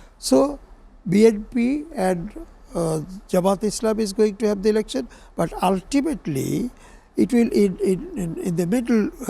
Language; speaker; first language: English; non-native, local second language; Bangla